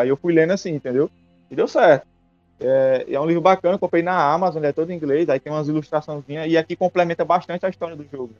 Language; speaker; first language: Portuguese; native; Portuguese